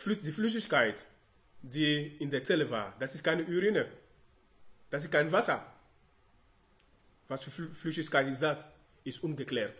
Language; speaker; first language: German; non-native, learner; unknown